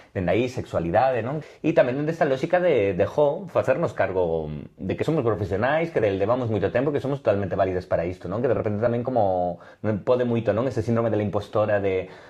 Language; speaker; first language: Galician; non-native, local second language; Spanish